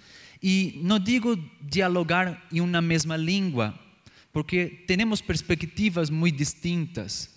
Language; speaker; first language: Spanish; non-native, learner; Portuguese